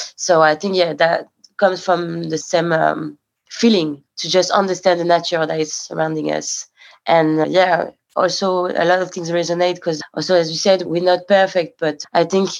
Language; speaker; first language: English; non-native, fluent; French